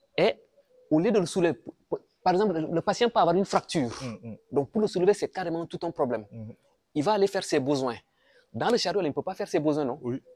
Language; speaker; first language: French; non-native, local second language; Wolof